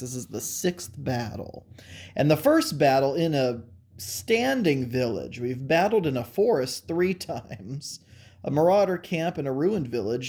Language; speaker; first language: English; native; English